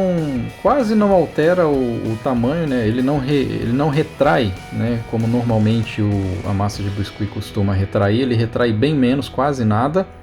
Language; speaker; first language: Portuguese; native; Portuguese